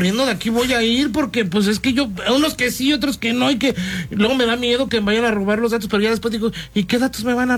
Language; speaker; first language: Spanish; native; Spanish